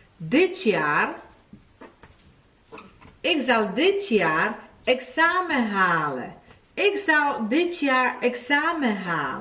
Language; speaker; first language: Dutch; non-native, fluent; Polish